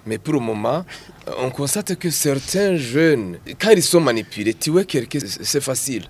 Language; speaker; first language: French; non-native, local second language; Rundi